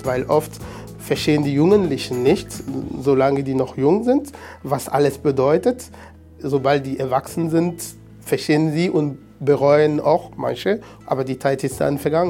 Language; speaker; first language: German; non-native, fluent; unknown